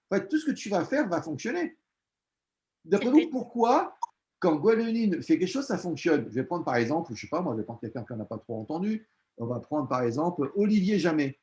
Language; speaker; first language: French; native; French